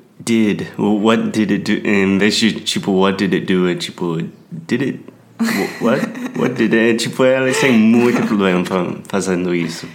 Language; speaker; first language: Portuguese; non-native, fluent; English